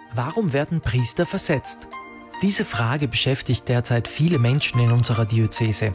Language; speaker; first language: German; native; German